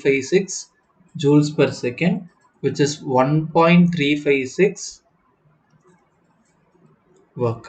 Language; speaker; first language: English; non-native, local second language; Tamil